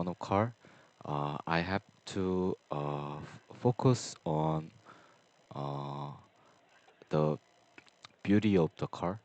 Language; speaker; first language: English; non-native, learner; Korean